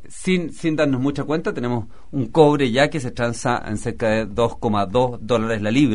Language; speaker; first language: Spanish; native; Spanish